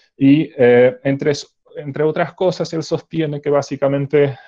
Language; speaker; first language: Spanish; non-native, fluent; Czech